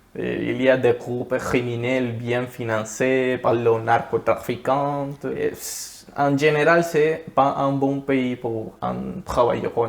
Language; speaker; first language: French; non-native, learner; Spanish